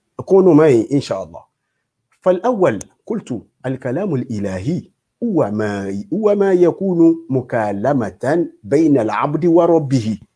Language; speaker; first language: Arabic; non-native, fluent; Yoruba